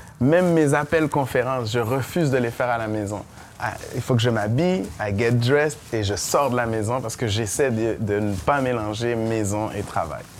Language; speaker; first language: French; early bilingual, other home language; Haitian Creole